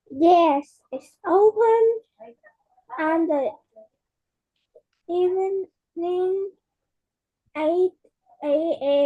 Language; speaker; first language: English; non-native, learner; Vietnamese